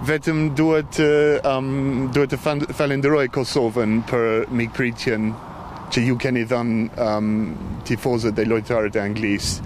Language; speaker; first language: Albanian; non-native, fluent; English